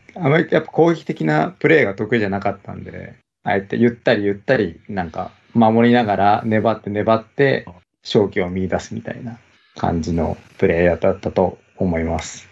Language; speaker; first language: Japanese; native; Japanese